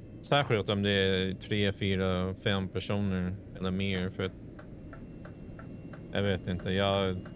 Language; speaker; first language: Swedish; non-native, fluent; English